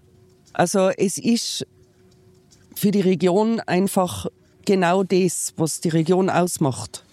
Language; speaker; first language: German; native; German